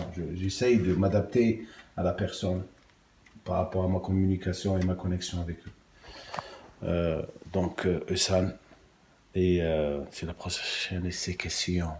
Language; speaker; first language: French; non-native, local second language; Arabic